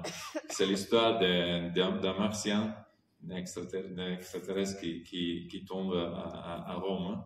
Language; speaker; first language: French; non-native, fluent; Italian